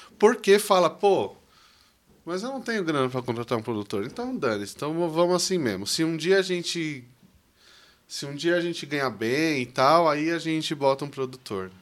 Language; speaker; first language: Portuguese; native; Portuguese